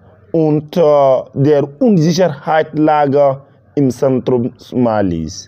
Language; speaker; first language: German; non-native, learner; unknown